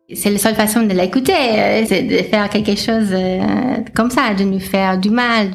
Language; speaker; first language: French; non-native, fluent; English